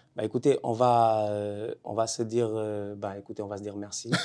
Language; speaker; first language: French; non-native, local second language; Wolof